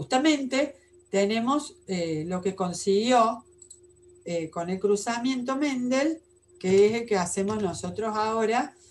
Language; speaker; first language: Spanish; native; Spanish